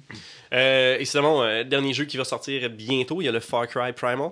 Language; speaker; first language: French; native; French